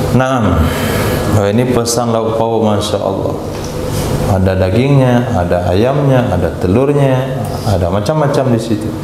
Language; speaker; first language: Malay; native; Malay